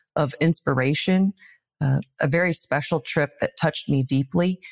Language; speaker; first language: English; native; English